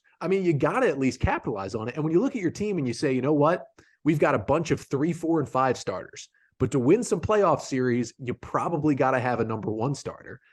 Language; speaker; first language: English; native; English